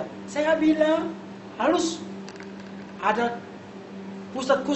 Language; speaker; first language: Indonesian; non-native, learner; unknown